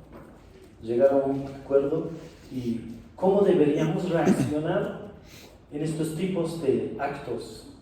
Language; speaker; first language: Spanish; non-native, fluent; Persian